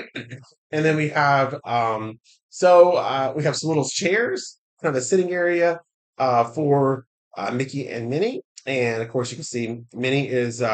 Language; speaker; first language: English; native; English